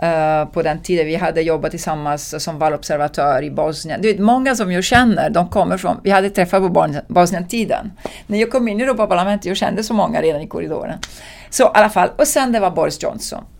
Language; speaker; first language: Swedish; non-native, fluent; Italian